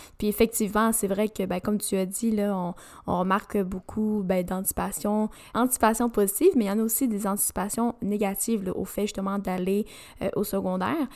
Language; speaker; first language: French; native; French